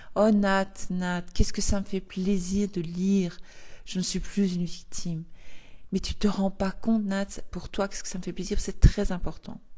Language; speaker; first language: French; native; French